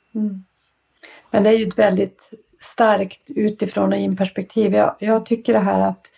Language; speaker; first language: Swedish; native; Swedish